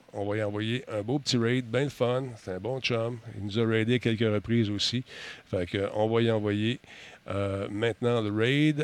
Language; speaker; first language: French; native; French